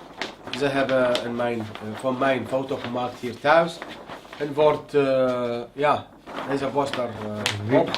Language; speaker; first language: Dutch; non-native, learner; Arabic